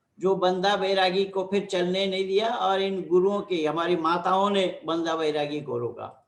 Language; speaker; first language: Hindi; non-native, local second language; Bangla